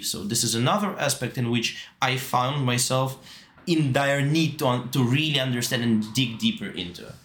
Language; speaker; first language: English; non-native, fluent; Russian